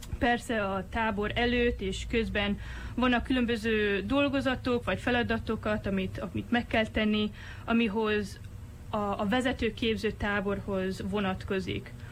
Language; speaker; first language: Hungarian; early bilingual, heritage; Hungarian